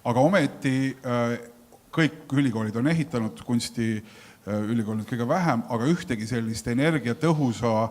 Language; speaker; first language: Estonian; native; Estonian